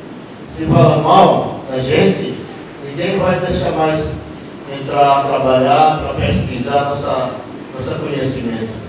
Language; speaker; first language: Portuguese; non-native, local second language; Yanomámi